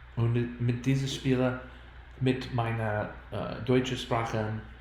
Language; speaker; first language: German; non-native, learner; English